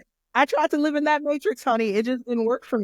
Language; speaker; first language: English; native; English